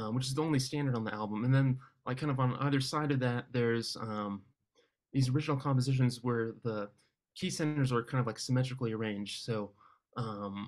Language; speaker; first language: English; native; English